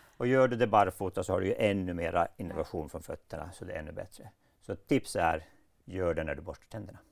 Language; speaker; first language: Swedish; native; Swedish